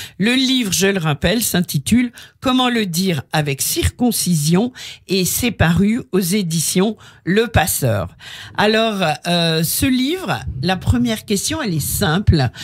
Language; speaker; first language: French; native; French